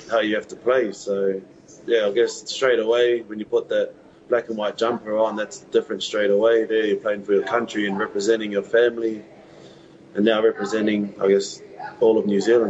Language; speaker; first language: English; native; English